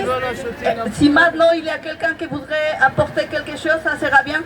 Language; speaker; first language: French; non-native, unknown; Spanish